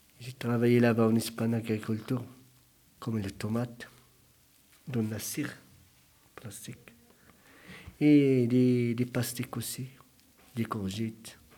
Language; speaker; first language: French; non-native, learner; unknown